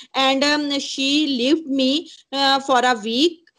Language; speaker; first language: English; non-native, local second language; Punjabi